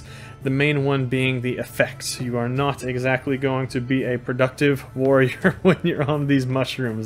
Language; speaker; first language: English; non-native, fluent; Swedish